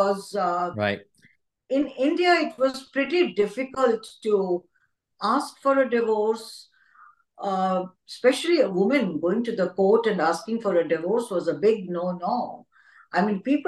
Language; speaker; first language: English; non-native, local second language; Hindi